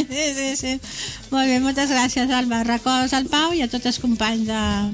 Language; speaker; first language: Spanish; native; Spanish